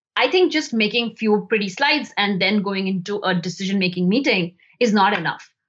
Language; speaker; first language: English; non-native, local second language; Hindi